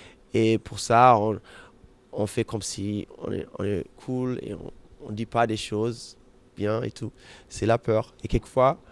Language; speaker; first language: French; non-native, fluent; German